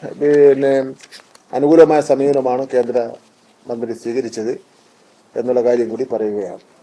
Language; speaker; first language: Malayalam; native; Malayalam